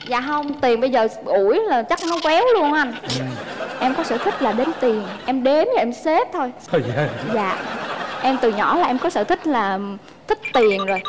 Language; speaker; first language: Vietnamese; native; Vietnamese